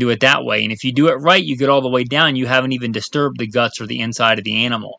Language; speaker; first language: English; native; English